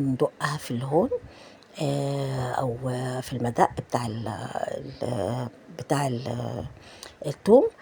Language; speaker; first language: Arabic; native; Arabic